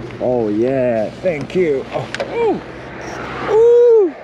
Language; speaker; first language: English; non-native, learner; Korean